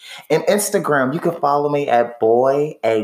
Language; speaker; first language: English; native; English